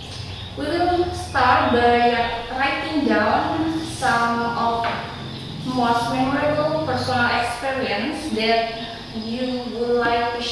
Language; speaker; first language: English; non-native, learner; Indonesian